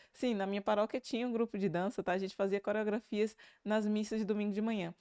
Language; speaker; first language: Portuguese; native; Portuguese